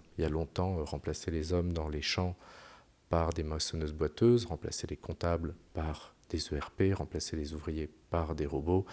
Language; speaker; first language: French; native; French